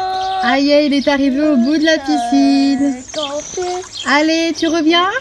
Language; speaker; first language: French; native; French